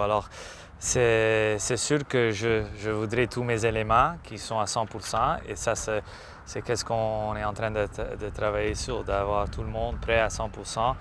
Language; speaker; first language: French; non-native, local second language; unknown